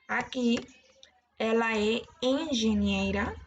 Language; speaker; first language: Portuguese; non-native, learner; Spanish